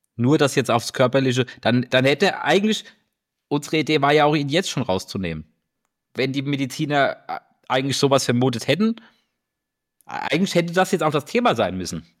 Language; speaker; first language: German; native; German